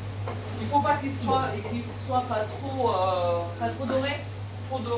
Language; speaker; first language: French; non-native, fluent; Portuguese